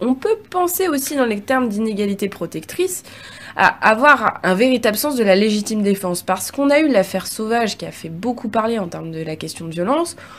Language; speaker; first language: French; native; French